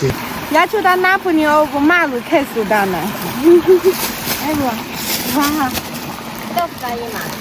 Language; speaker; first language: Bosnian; non-native, learner; Chinese